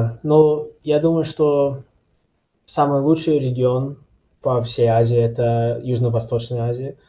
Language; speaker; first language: Russian; early bilingual, heritage; Russian